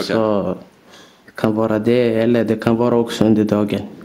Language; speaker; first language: Swedish; early bilingual, other home language; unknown